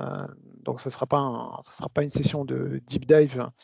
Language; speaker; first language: French; native; French